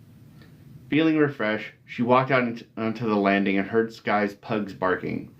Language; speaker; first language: English; native; English